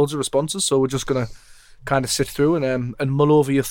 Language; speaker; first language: English; native; English